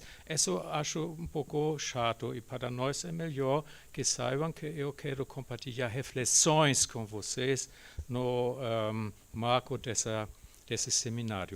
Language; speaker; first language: Portuguese; non-native, fluent; German